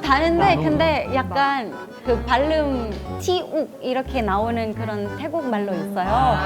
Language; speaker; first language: Korean; non-native, fluent; Thai